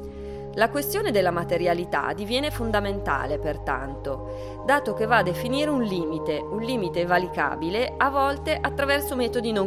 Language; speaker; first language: Italian; native; Italian